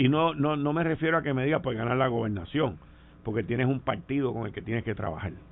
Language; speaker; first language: Spanish; native; Spanish